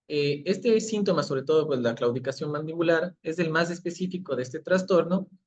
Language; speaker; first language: Spanish; native; Spanish